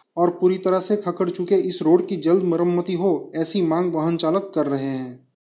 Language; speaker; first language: Hindi; non-native, local second language; Gujarati